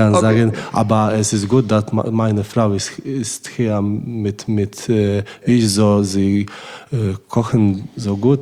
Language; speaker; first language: German; non-native, learner; Polish